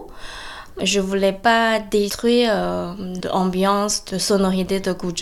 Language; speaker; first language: French; non-native, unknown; Chinese